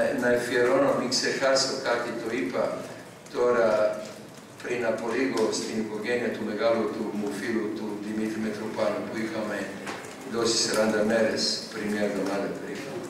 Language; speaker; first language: Greek; non-native, fluent; Serbian